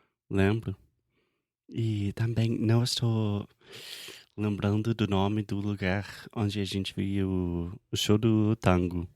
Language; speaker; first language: Portuguese; non-native, fluent; English